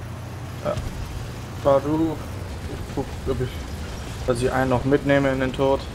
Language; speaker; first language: German; native; German